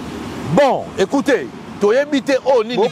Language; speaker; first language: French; non-native, local second language; Lingala